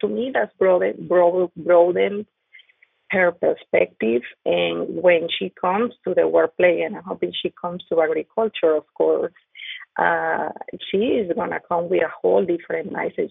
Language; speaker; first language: English; non-native, fluent; Spanish